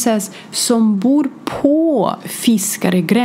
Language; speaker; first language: Swedish; non-native, fluent; Ukrainian